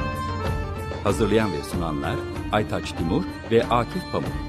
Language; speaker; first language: Turkish; native; Turkish